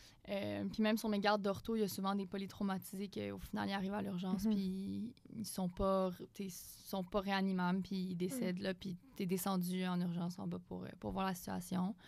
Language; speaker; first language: French; native; French